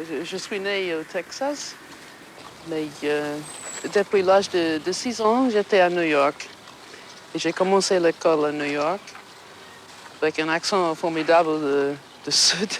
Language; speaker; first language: French; non-native, fluent; English